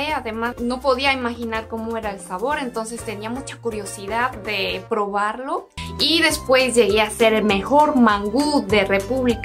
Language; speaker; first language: Spanish; non-native, fluent; Korean